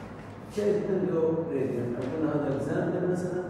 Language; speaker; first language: Arabic; native; Arabic